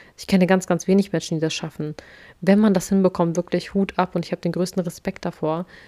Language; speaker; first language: German; early bilingual, other home language; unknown